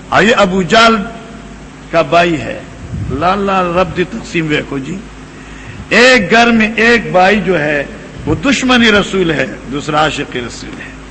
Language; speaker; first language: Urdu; non-native, local second language; Northern Hindko